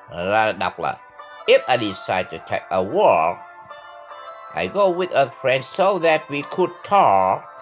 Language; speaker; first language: English; non-native, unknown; Vietnamese